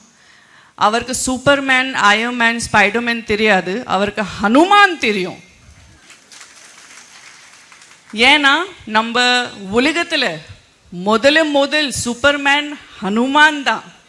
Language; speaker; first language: Tamil; non-native, local second language; Gujarati